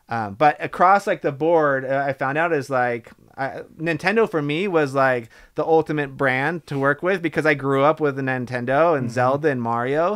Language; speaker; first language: English; native; English